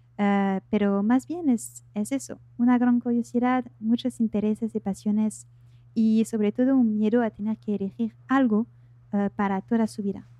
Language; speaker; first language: Spanish; non-native, fluent; French